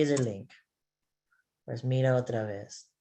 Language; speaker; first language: Spanish; non-native, learner; English